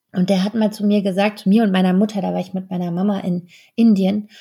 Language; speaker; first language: German; native; German